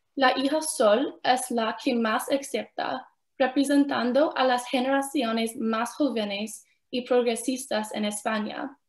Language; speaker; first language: Spanish; non-native, fluent; English